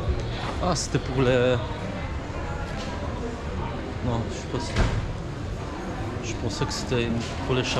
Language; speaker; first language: French; early bilingual, other home language; Polish